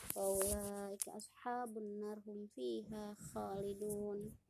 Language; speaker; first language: Arabic; non-native, learner; Indonesian